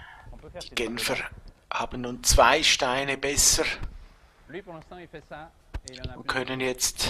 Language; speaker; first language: German; native; German